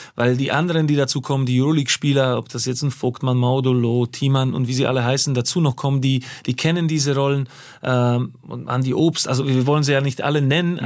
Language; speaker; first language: German; non-native, fluent; Slovak